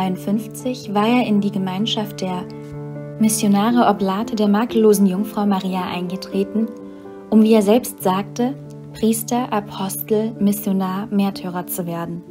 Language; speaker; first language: German; native; German